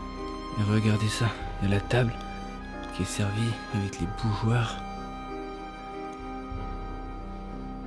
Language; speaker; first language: French; native; French